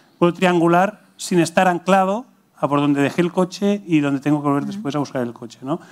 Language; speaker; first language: Spanish; native; Spanish